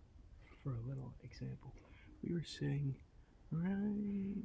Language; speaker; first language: English; native; English